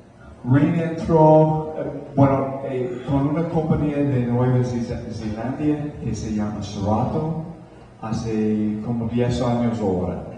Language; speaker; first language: Spanish; non-native, fluent; English